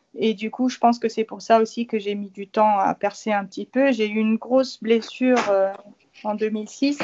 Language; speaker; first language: French; native; French